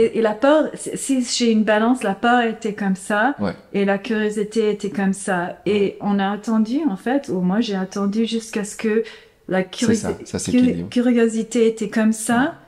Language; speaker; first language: French; non-native, fluent; English